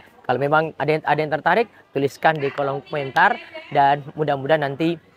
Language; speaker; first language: Indonesian; native; Indonesian